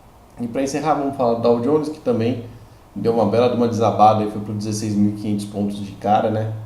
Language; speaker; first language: Portuguese; native; Portuguese